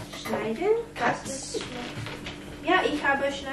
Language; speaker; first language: German; non-native, learner; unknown